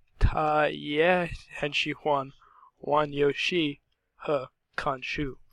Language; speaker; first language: Chinese; non-native, learner; English